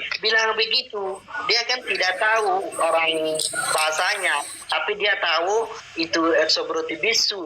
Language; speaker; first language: Indonesian; non-native, learner; Rohingya